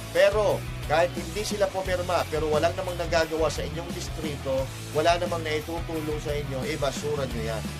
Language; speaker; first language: Filipino; non-native, local second language; Iloko